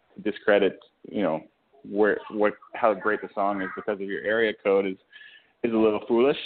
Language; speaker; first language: English; native; English